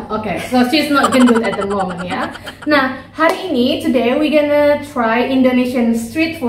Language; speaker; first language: English; non-native, learner; Indonesian